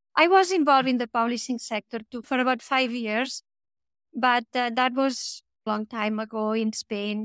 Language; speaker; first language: English; non-native, fluent; Catalan